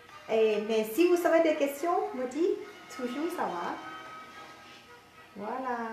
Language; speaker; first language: French; non-native, learner; Thai